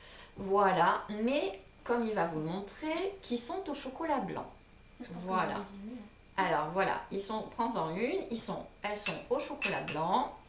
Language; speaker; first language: French; native; French